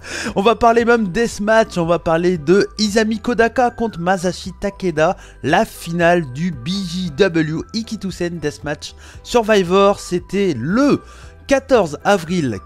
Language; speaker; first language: French; native; French